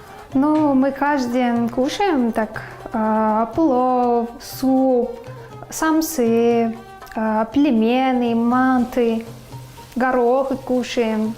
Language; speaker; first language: Russian; non-native, learner; Turkmen